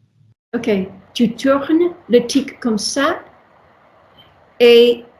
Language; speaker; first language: French; non-native, learner; English